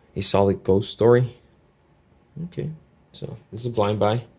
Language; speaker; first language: English; native; English